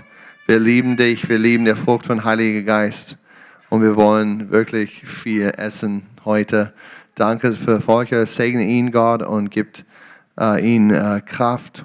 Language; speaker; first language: German; non-native, fluent; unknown